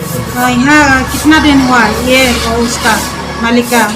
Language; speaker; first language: Hindi; non-native, local second language; Assamese